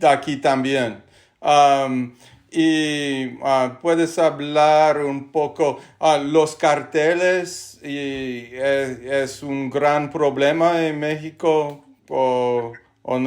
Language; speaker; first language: Spanish; non-native, learner; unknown